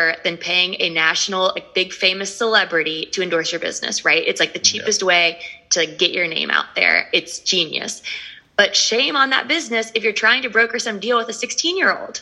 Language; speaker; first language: English; native; English